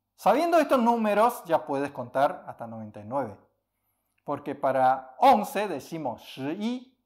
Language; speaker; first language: Spanish; early bilingual, other home language; Chinese